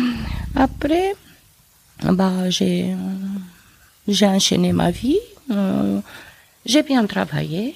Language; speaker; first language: French; non-native, fluent; Romanian